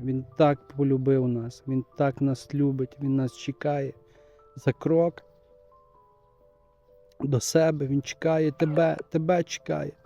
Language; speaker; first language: Ukrainian; native; Ukrainian